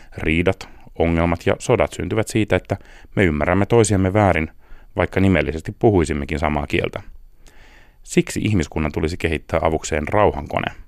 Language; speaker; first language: Finnish; native; Finnish